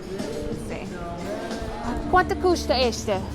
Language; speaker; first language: Portuguese; non-native, learner; English